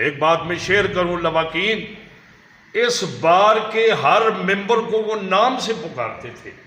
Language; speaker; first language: Urdu; non-native, local second language; Northern Hindko